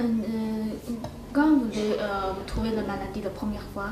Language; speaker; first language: French; non-native, learner; Chinese